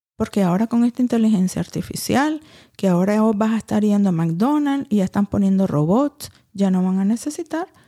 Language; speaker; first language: Spanish; early bilingual, heritage; Spanish